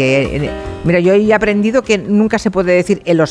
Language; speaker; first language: Spanish; native; Spanish